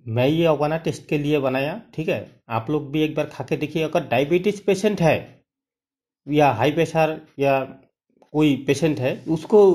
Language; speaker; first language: Hindi; non-native, local second language; Bangla